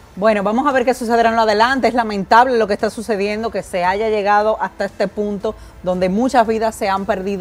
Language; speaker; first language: Spanish; native; Spanish